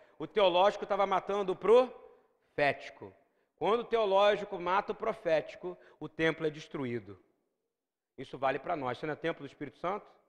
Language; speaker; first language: Portuguese; native; Portuguese